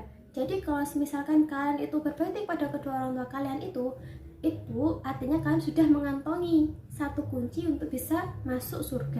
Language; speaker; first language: Indonesian; native; Indonesian